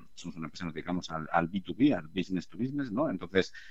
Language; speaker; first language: Spanish; native; Spanish